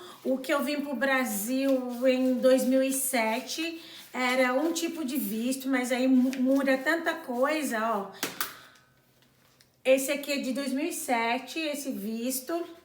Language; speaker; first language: Portuguese; non-native, local second language; Kabuverdianu